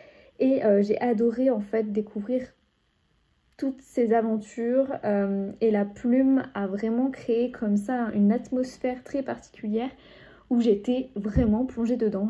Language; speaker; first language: French; native; French